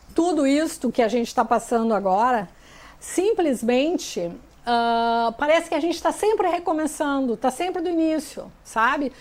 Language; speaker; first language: Portuguese; native; Portuguese